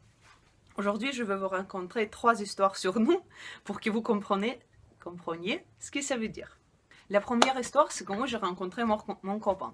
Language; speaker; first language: French; non-native, fluent; Russian